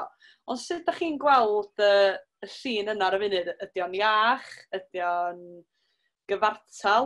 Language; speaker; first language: Welsh; native; Welsh